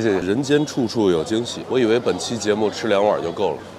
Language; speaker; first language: Chinese; native; Chinese